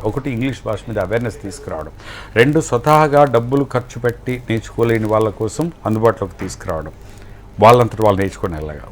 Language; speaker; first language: Telugu; native; Telugu